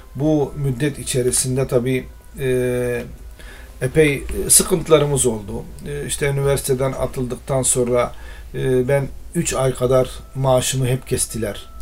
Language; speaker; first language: Turkish; non-native, local second language; Arabic